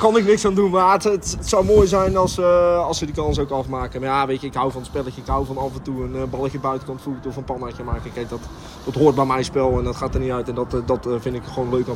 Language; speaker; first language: Dutch; native; Dutch